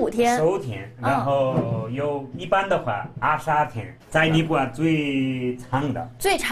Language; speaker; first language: Chinese; non-native, learner; Nepali